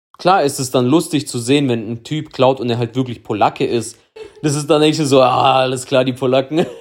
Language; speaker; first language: German; early bilingual, other home language; Russian